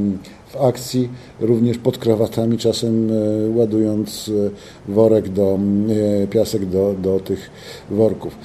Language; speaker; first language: Polish; native; Polish